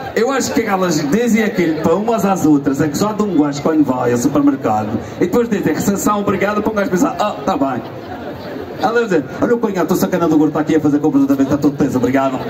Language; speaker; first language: Portuguese; early bilingual, heritage; Portuguese